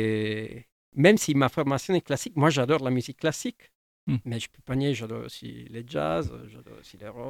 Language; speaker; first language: French; non-native, fluent; Italian